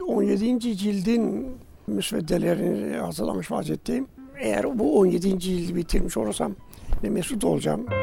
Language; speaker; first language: Turkish; native; Turkish